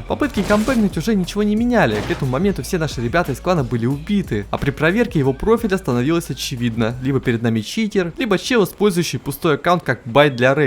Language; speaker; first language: Russian; native; Russian